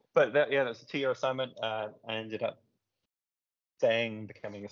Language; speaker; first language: English; native; English